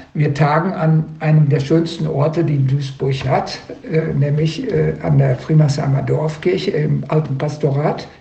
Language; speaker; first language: German; native; German